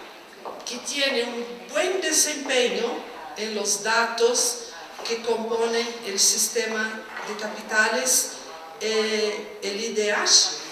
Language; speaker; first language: Spanish; non-native, fluent; Portuguese